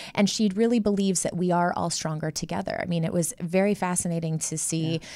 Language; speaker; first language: English; native; English